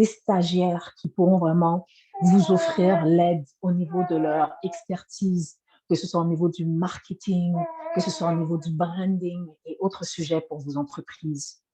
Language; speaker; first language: French; native; French